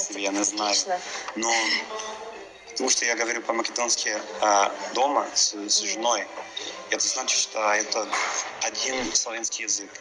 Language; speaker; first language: Russian; non-native, learner; English